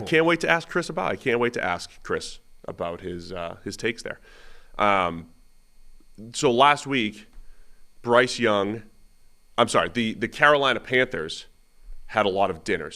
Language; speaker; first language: English; native; English